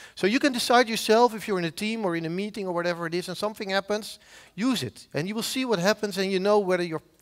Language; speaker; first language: English; non-native, fluent; Dutch